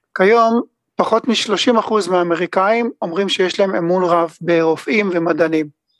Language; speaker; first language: Hebrew; native; Hebrew